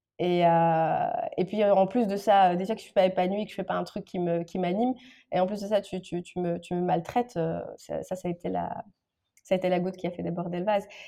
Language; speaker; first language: French; non-native, local second language; Arabic